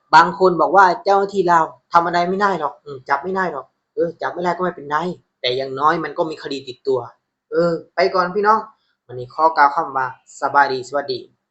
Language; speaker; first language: Thai; native; Thai